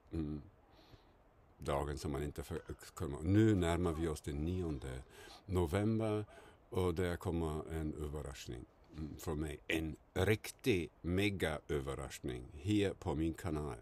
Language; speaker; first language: Swedish; non-native, fluent; German